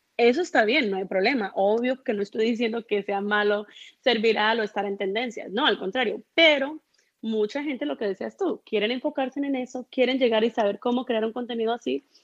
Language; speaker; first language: Spanish; early bilingual, heritage; Spanish